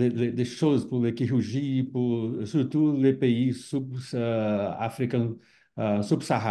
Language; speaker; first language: French; non-native, fluent; Portuguese